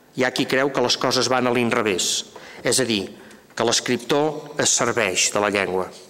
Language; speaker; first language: Catalan; native; Catalan